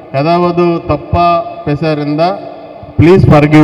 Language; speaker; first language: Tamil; non-native, learner; Telugu